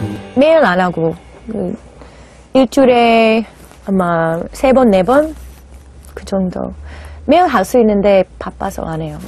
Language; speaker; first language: Korean; early bilingual, heritage; English